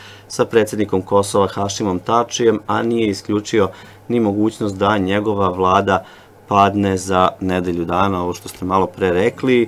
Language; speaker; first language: Serbian; native; Serbian